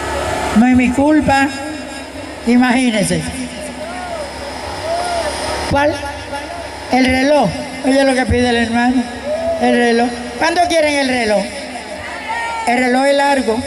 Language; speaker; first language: Spanish; native; Spanish